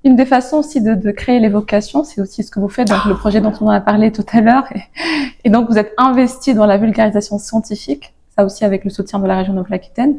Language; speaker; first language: French; native; French